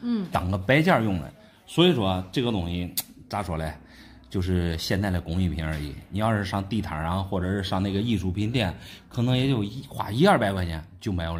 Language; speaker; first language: Chinese; native; Chinese